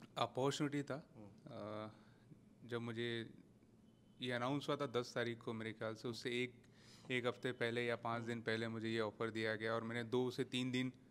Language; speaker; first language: Hindi; native; Hindi